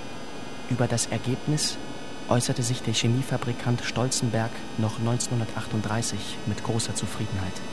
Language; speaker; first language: German; native; German